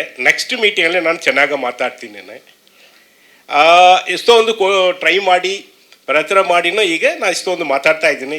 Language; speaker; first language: Kannada; non-native, learner; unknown